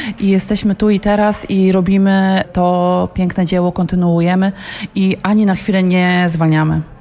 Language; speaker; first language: Polish; native; Polish